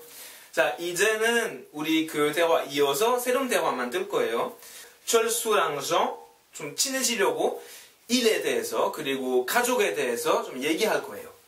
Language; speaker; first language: Korean; non-native, fluent; French